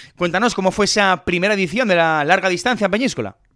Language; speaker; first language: Spanish; native; Spanish